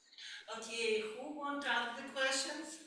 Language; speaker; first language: English; non-native, learner; Ukrainian